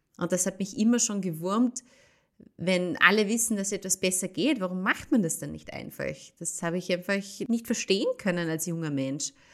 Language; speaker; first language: German; native; German